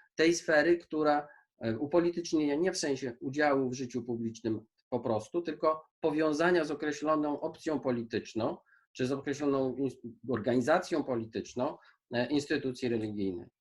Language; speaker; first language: Polish; native; Polish